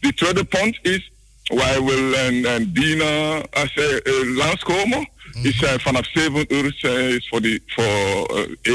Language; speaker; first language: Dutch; non-native, learner; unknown